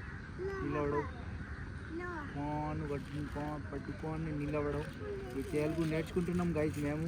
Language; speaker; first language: Telugu; non-native, learner; Hindi